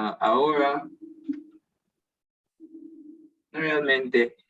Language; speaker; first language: Spanish; non-native, learner; English